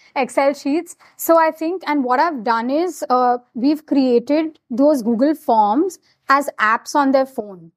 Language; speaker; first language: English; non-native, local second language; Hindi